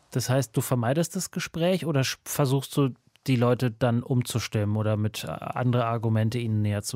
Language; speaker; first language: German; native; German